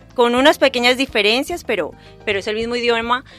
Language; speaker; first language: Spanish; native; Spanish